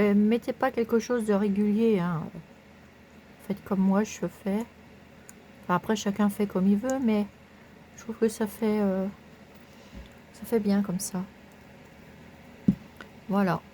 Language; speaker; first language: French; native; French